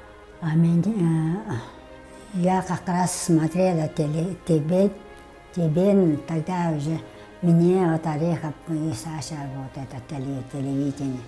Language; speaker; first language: Russian; non-native, local second language; Tuvinian